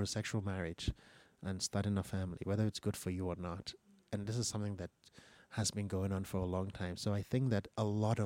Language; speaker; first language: English; non-native, local second language; Igbo